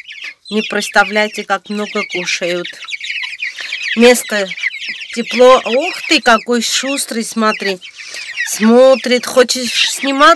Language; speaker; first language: Russian; non-native, fluent; Armenian